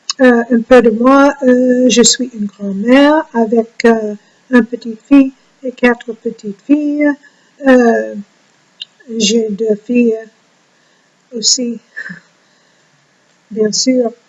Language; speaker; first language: French; non-native, learner; English